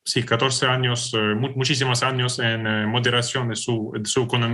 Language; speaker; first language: Spanish; non-native, fluent; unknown